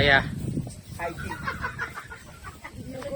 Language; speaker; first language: English; non-native, learner; Filipino